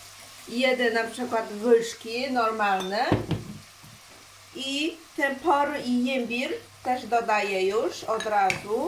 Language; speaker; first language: Polish; non-native, learner; Chinese